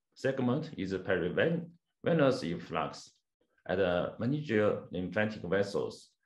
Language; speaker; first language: English; non-native, learner; Chinese